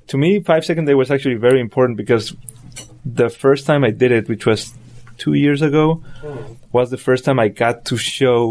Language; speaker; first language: English; non-native, fluent; Spanish